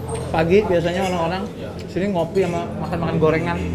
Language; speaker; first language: Indonesian; native; Indonesian